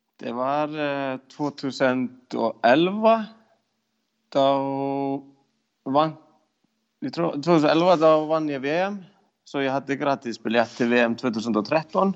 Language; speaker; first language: Swedish; non-native, fluent; Icelandic